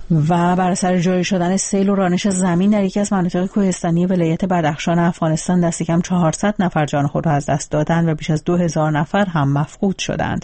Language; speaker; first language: Persian; native; Persian